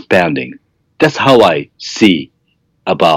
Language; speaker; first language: English; non-native, fluent; Japanese